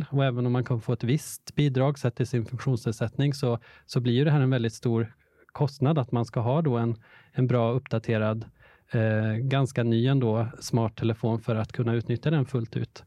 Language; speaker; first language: Swedish; native; Swedish